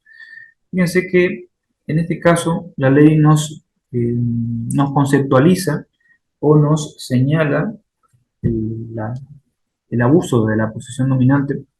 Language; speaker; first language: Spanish; native; Spanish